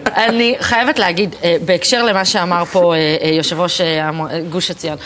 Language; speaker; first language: Hebrew; native; Hebrew